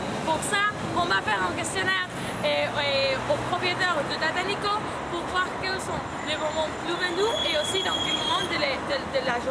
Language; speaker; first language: French; non-native, learner; Spanish